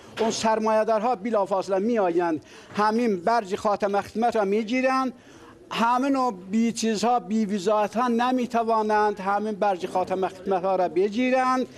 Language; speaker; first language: Persian; non-native, local second language; Azerbaijani